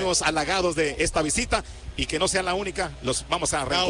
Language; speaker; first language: Spanish; native; Spanish